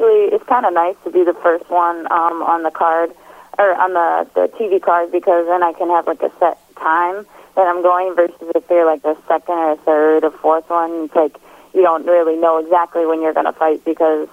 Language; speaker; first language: English; native; English